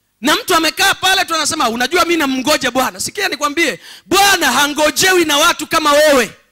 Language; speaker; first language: Swahili; native; Swahili